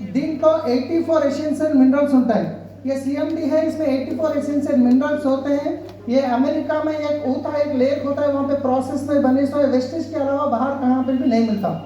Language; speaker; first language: Hindi; non-native, local second language; Telugu